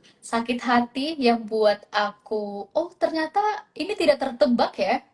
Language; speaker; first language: Indonesian; native; Indonesian